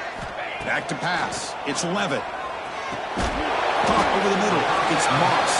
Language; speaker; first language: English; native; English